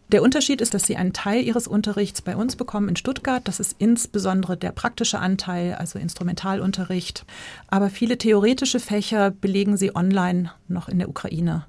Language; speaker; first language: German; native; German